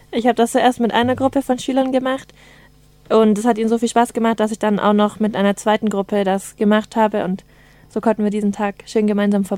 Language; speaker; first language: German; native; German